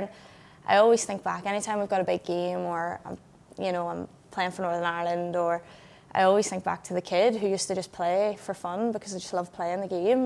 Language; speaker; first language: English; native; English